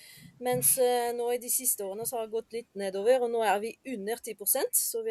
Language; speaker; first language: Norwegian; non-native, fluent; French